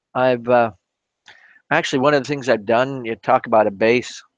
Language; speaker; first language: English; native; English